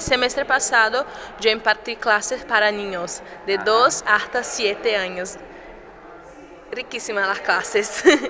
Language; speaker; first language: Spanish; non-native, fluent; Portuguese